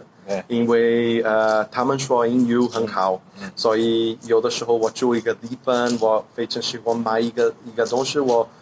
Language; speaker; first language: Chinese; non-native, learner; Portuguese